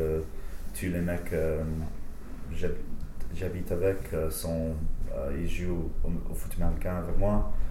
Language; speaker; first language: French; non-native, fluent; English